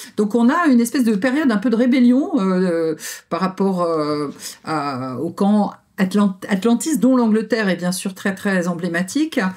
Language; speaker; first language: French; native; French